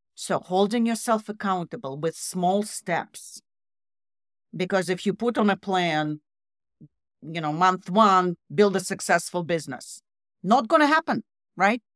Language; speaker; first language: English; non-native, fluent; Russian